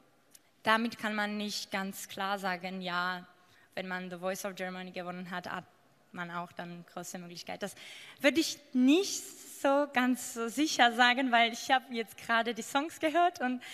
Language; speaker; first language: German; non-native, fluent; Georgian